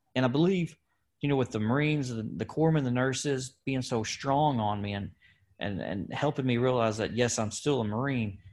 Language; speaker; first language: English; native; English